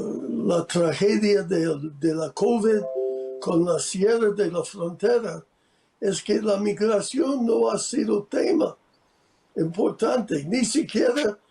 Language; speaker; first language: Spanish; non-native, fluent; English